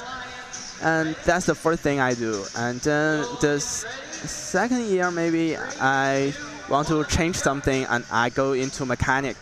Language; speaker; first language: English; non-native, learner; Chinese